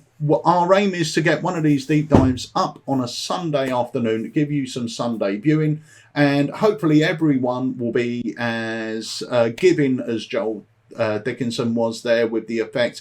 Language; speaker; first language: English; native; English